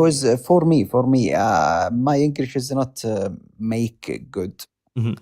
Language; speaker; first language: English; non-native, learner; Arabic